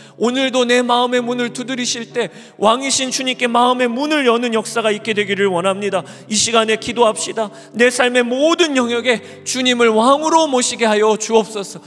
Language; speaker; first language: Korean; native; Korean